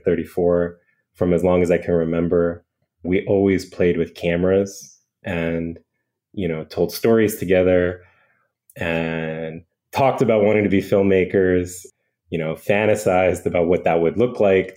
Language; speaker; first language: English; native; English